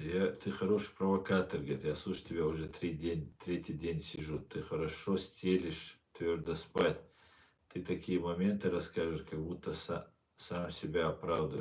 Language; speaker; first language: Russian; non-native, local second language; Chechen